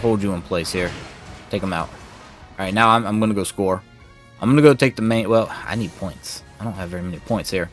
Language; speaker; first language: English; native; English